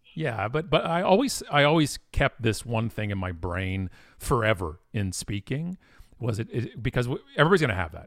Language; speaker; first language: English; native; English